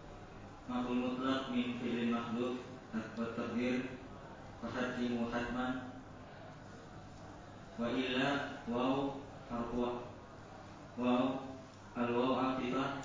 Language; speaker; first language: Arabic; non-native, learner; Indonesian